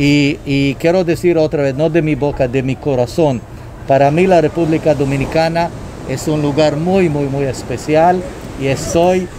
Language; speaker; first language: Spanish; non-native, fluent; Hebrew